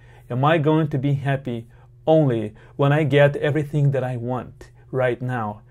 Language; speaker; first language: English; non-native, fluent; Portuguese